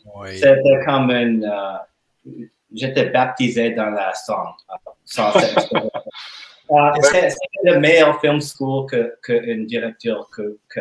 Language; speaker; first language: French; non-native, learner; English